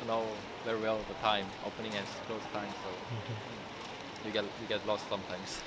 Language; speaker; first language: English; non-native, learner; Korean